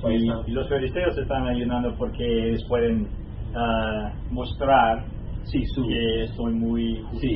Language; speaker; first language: Spanish; non-native, fluent; English